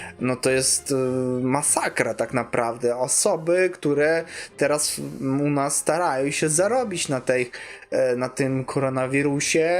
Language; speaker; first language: Polish; non-native, fluent; Russian